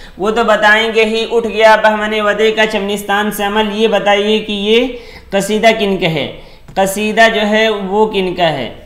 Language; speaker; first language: Urdu; native; Urdu